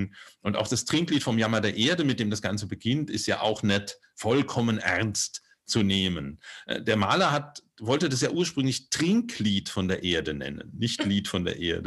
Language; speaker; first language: German; native; German